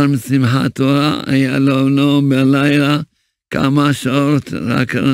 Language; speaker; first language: Hebrew; early bilingual, other home language; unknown